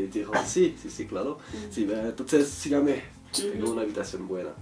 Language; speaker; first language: Spanish; non-native, learner; French